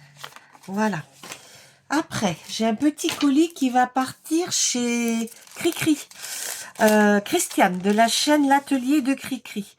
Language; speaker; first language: French; native; French